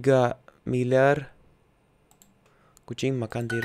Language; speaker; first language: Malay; non-native, learner; Russian